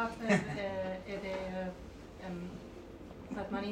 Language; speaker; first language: Swedish; non-native, learner; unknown